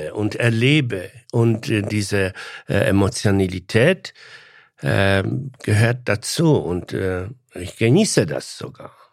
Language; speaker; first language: German; non-native, fluent; Polish